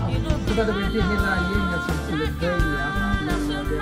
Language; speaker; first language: Swedish; non-native, fluent; French